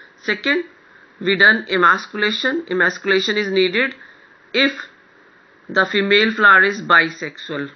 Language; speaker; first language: English; non-native, local second language; Hindi